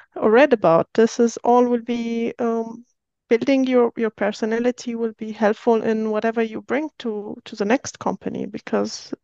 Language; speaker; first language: English; non-native, fluent; Arabic